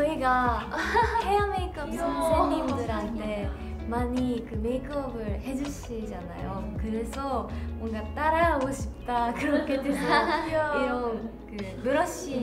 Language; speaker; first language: Korean; non-native, fluent; Japanese